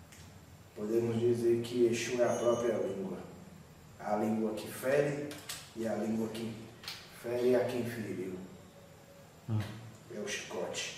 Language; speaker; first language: Portuguese; native; Portuguese